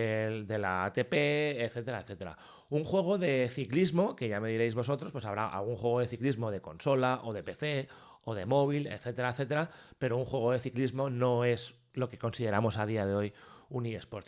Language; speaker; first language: Spanish; native; Spanish